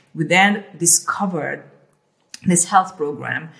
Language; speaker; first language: English; early bilingual, other home language; Hungarian